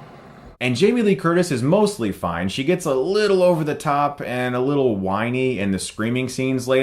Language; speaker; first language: English; native; English